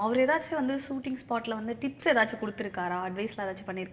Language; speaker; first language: Tamil; native; Tamil